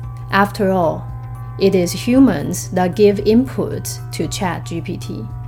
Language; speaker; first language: English; non-native, fluent; Chinese